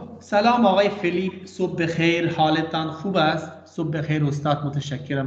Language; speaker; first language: Persian; non-native, fluent; Urdu